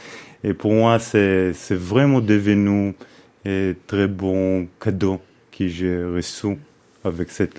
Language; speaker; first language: French; non-native, fluent; Hebrew